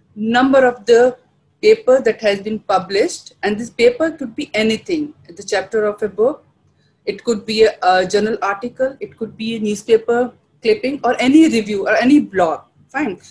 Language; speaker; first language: English; non-native, local second language; Hindi